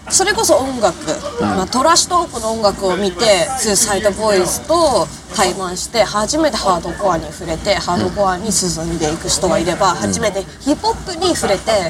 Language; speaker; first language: Japanese; early bilingual, heritage; Japanese